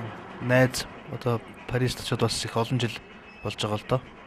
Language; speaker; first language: Mongolian; native; Mongolian